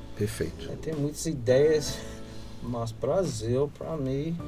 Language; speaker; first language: Portuguese; non-native, fluent; English